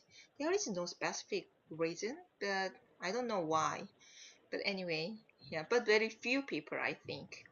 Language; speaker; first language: English; non-native, learner; Korean